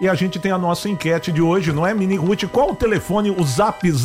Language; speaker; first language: Portuguese; native; Portuguese